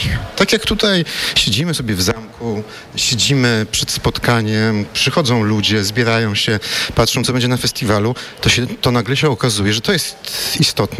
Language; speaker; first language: Polish; native; Polish